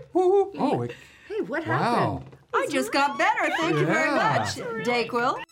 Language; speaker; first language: English; native; English